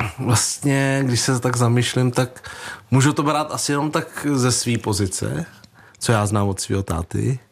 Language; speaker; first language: Czech; early bilingual, other home language; Vietnamese